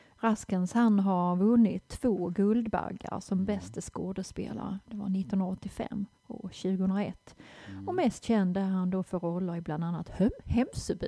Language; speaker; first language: Swedish; native; Swedish